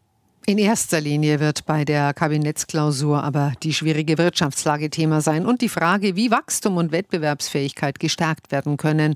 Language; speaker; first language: German; native; German